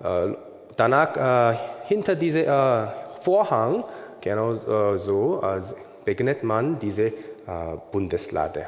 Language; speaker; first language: German; non-native, learner; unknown